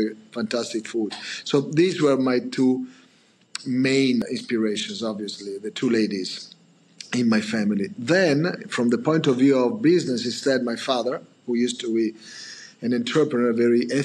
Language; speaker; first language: English; non-native, fluent; Italian